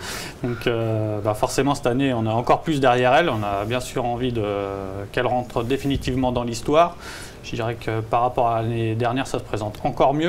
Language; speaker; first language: French; native; French